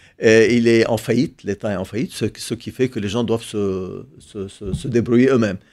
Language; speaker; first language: French; non-native, local second language; Arabic